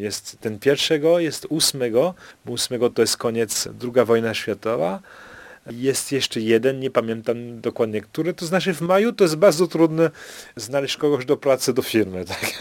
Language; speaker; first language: Polish; non-native, fluent; French